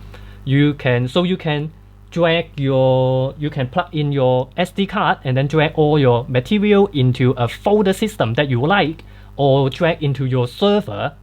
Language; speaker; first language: English; non-native, fluent; Cantonese